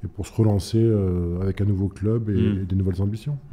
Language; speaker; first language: French; native; French